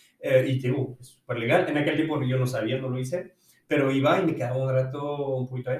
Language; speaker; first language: Spanish; non-native, fluent; French